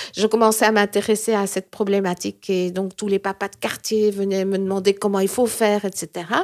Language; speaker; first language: French; native; French